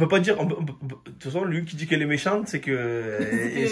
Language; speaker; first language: French; native; French